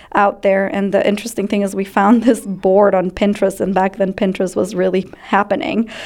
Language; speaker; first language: English; non-native, fluent; Spanish